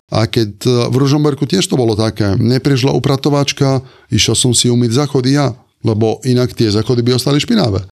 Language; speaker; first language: Slovak; non-native, fluent; Italian